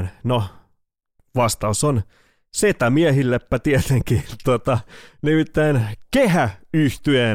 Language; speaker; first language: Finnish; native; Finnish